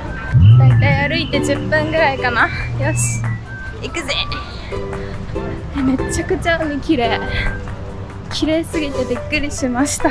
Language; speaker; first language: Japanese; native; Japanese